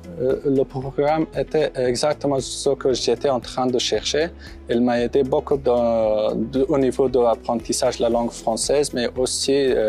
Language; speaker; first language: French; non-native, fluent; Pashto